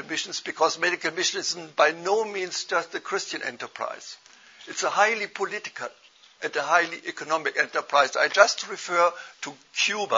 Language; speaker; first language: English; non-native, fluent; German